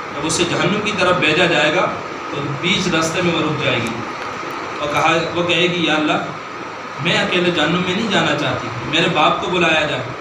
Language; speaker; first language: Urdu; non-native, local second language; Northern Hindko